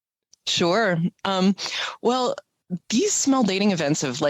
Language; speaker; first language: English; native; English